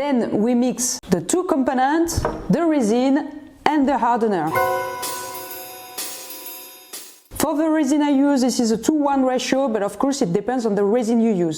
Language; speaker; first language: English; non-native, fluent; French